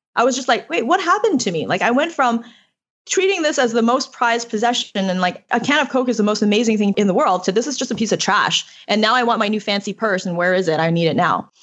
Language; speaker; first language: English; early bilingual, other home language; Chinese